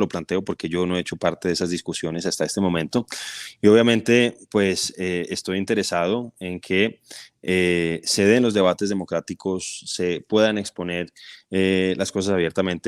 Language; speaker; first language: Spanish; native; Spanish